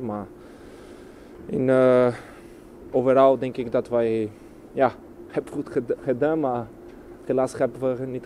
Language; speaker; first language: Dutch; non-native, fluent; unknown